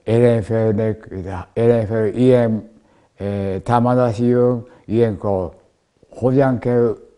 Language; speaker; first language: Hungarian; non-native, learner; Japanese